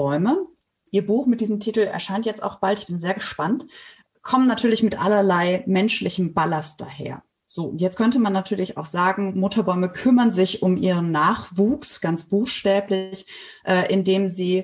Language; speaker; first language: German; native; German